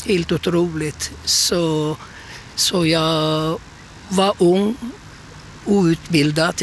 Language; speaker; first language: Swedish; non-native, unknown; Turkish